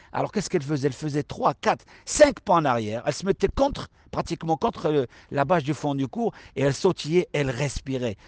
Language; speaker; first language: French; non-native, local second language; Arabic